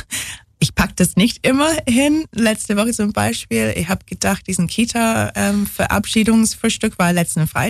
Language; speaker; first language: German; non-native, fluent; English